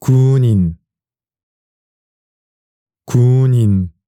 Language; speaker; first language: Korean; native; Korean